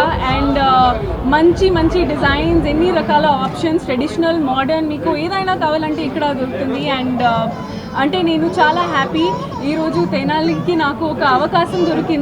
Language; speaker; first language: Telugu; non-native, fluent; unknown